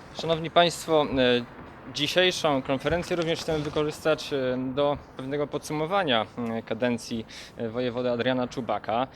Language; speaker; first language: Polish; native; Polish